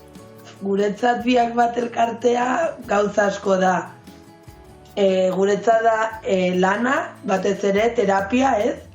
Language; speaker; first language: Basque; non-native, local second language; Spanish